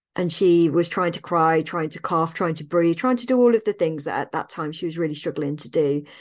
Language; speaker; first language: English; native; English